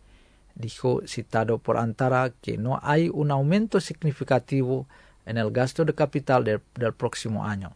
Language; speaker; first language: Spanish; non-native, fluent; Indonesian